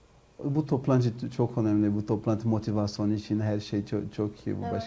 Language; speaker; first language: Turkish; non-native, learner; Portuguese